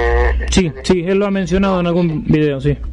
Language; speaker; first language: Spanish; native; Spanish